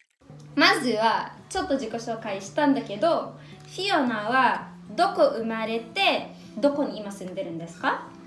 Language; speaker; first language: Japanese; early bilingual, other home language; Indonesian